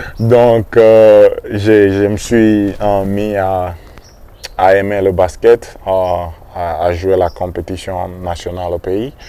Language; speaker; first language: French; non-native, local second language; Swahili